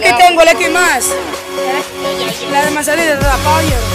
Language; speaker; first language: Spanish; native; Spanish